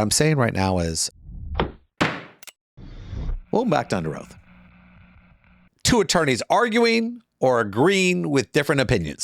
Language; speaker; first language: English; native; English